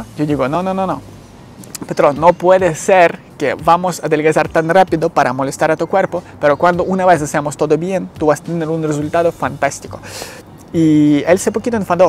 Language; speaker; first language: Spanish; non-native, learner; Ukrainian